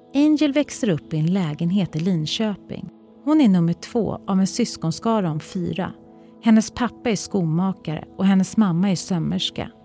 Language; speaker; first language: Swedish; native; Swedish